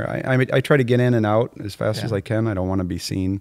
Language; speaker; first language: English; native; English